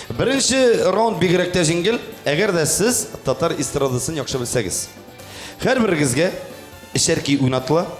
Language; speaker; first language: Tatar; native; Tatar